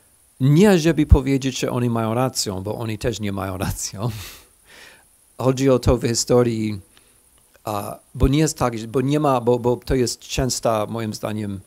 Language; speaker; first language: Polish; non-native, fluent; English